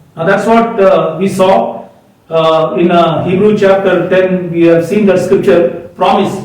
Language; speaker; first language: English; non-native, local second language; Hindi